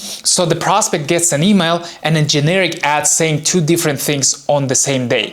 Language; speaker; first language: English; non-native, fluent; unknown